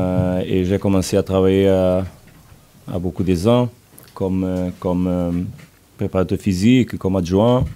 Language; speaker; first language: French; non-native, learner; Portuguese